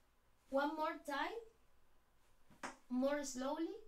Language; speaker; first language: English; non-native, learner; Spanish